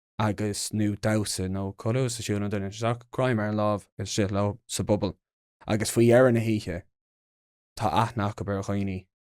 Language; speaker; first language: Irish; non-native, local second language; English